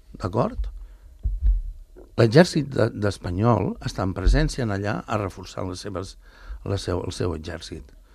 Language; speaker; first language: Catalan; native; Catalan